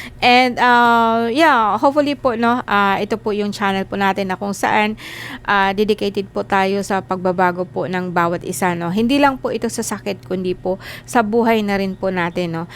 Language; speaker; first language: Filipino; non-native, local second language; Cebuano